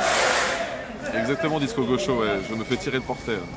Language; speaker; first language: French; native; French